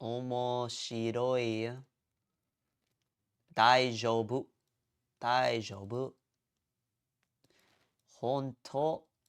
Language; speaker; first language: Japanese; non-native, learner; English